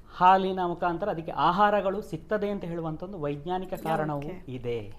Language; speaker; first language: Kannada; non-native, local second language; Tulu